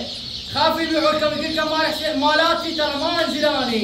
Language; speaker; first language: Arabic; native; Arabic